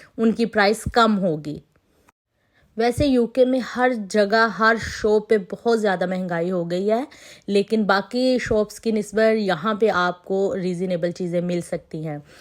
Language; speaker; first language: Urdu; non-native, local second language; Punjabi